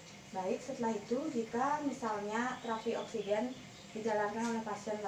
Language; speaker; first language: Indonesian; native; Indonesian